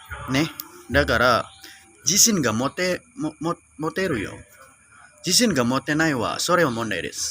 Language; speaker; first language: Japanese; non-native, learner; Indonesian